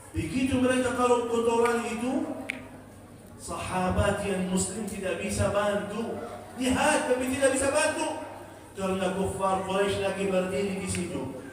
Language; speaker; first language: Malay; non-native, fluent; Arabic